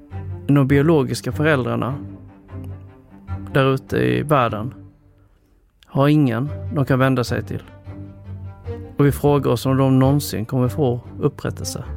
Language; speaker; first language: Swedish; early bilingual, other home language; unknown